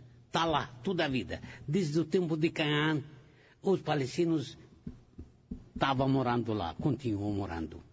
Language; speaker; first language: Portuguese; non-native, fluent; Arabic